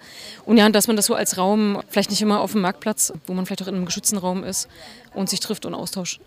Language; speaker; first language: German; native; German